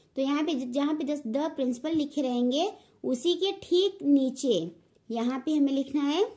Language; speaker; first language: Hindi; native; Hindi